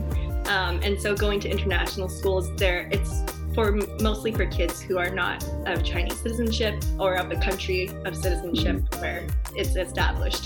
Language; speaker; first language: English; non-native, fluent; Chinese